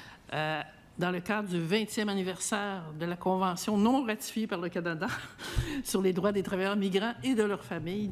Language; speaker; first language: French; native; French